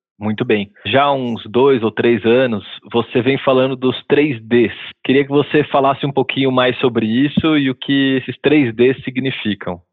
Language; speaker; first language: Portuguese; native; Portuguese